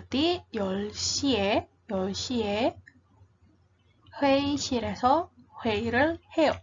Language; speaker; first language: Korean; non-native, fluent; Indonesian